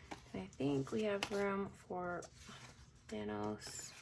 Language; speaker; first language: English; native; English